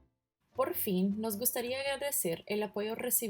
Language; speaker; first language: Spanish; non-native, fluent; Portuguese